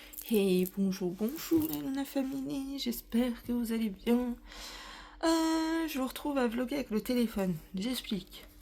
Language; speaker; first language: French; native; French